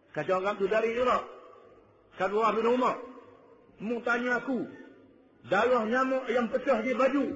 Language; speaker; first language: Malay; native; Malay